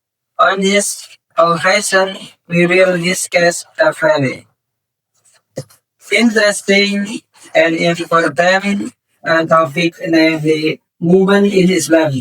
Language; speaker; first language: English; non-native, learner; Indonesian